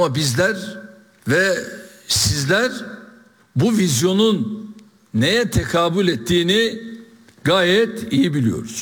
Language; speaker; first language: Turkish; native; Turkish